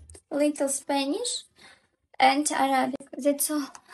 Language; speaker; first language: English; non-native, learner; Ukrainian